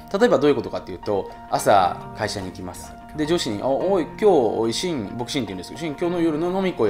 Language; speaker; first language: Japanese; native; Japanese